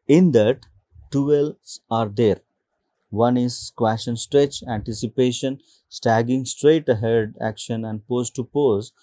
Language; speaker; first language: English; non-native, local second language; Telugu